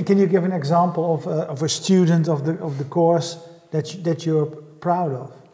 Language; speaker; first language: English; non-native, fluent; Dutch